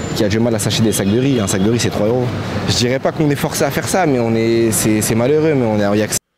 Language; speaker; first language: French; native; French